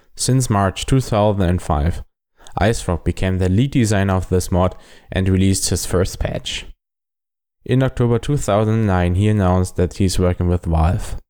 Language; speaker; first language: English; non-native, fluent; German